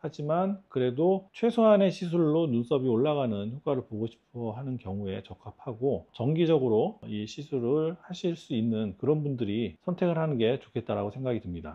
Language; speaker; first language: Korean; native; Korean